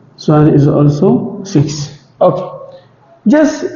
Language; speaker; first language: English; non-native, local second language; Amharic